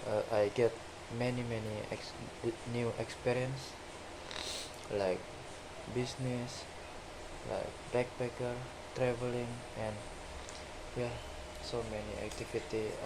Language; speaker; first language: English; non-native, learner; Indonesian